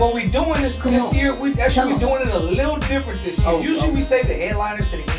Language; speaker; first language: English; native; English